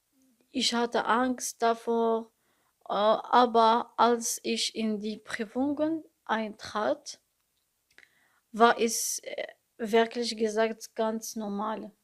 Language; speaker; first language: German; non-native, learner; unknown